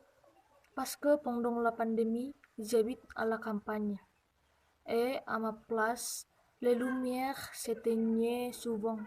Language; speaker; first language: French; non-native, learner; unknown